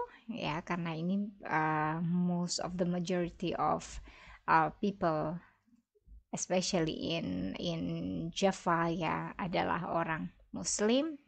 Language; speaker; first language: Indonesian; native; Indonesian